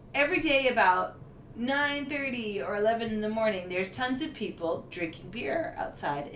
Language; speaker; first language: English; native; English